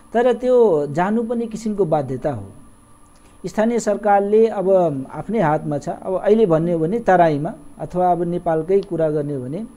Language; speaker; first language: Nepali; non-native, local second language; Awadhi